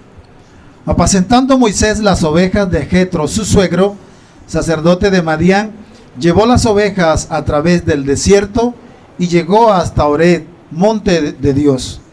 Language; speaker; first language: Spanish; native; Spanish